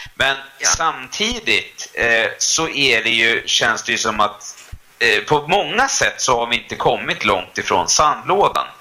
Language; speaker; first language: Swedish; native; Swedish